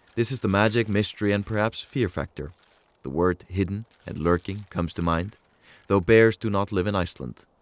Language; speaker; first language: English; non-native, fluent; Icelandic